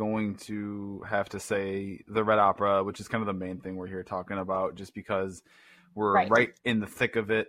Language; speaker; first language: English; native; English